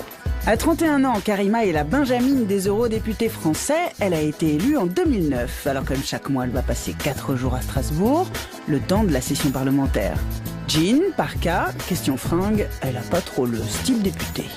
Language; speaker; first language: French; native; French